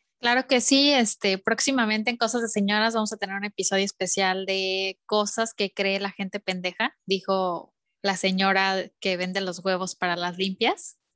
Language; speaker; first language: Spanish; native; Spanish